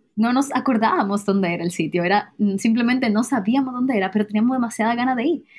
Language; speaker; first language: Spanish; native; Spanish